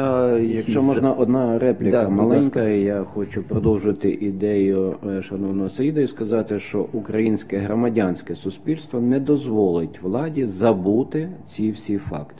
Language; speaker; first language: Ukrainian; native; Ukrainian